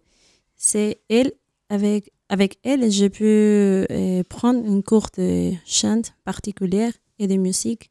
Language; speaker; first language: French; non-native, learner; Spanish